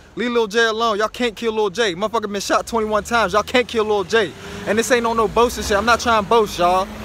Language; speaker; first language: English; native; English